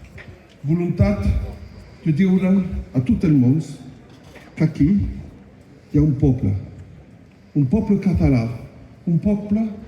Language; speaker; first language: Catalan; non-native, local second language; French